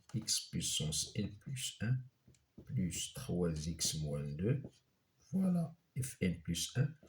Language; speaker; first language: French; non-native, local second language; Arabic